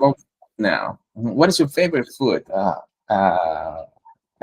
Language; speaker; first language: English; non-native, fluent; Spanish